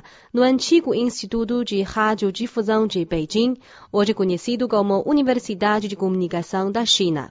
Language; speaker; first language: Portuguese; non-native, fluent; Chinese